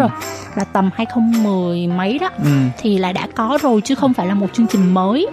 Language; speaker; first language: Vietnamese; native; Vietnamese